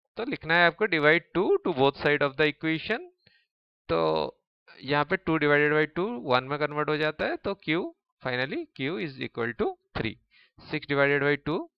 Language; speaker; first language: Hindi; native; Hindi